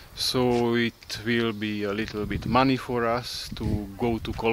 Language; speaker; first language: English; non-native, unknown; Hungarian